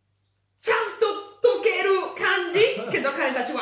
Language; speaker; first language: Japanese; non-native, learner; Italian